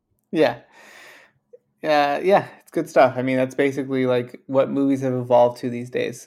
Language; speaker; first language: English; early bilingual, other home language; Spanish